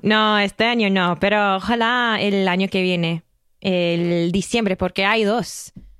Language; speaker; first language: Spanish; non-native, fluent; English